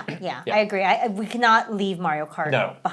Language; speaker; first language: English; native; English